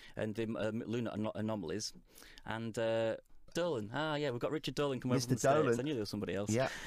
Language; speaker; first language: English; native; English